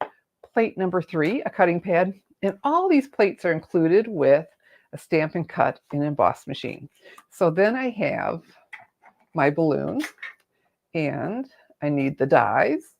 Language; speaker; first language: English; native; English